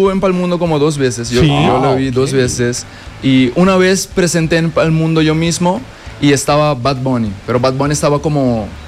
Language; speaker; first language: Spanish; non-native, fluent; Papiamento